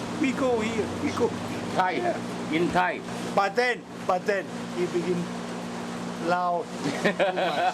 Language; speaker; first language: English; non-native, learner; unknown